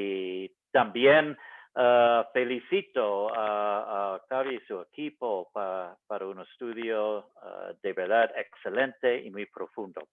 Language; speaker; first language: Spanish; non-native, fluent; English